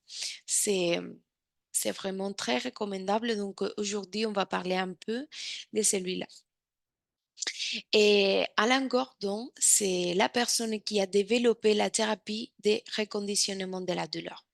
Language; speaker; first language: French; non-native, fluent; Spanish